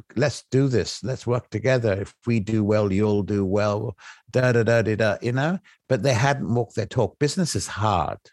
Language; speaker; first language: English; native; English